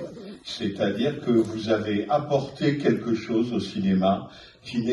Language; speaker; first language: French; native; French